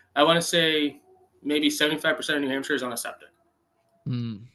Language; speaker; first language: English; native; English